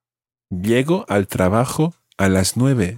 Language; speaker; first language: Spanish; non-native, fluent; English